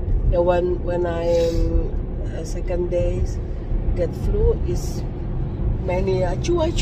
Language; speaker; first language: English; non-native, learner; Indonesian